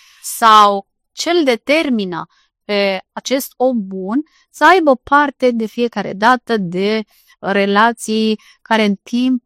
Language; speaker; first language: Romanian; native; Romanian